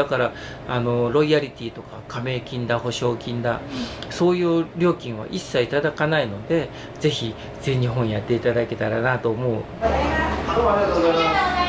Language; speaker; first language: Japanese; native; Japanese